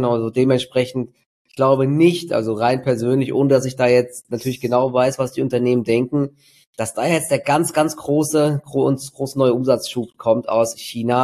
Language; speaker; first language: German; native; German